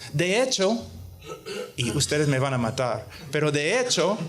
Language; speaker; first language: Spanish; non-native, fluent; English